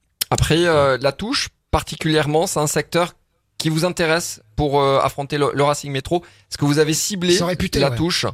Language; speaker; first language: French; native; French